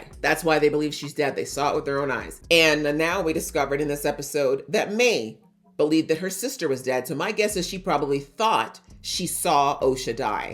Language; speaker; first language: English; native; English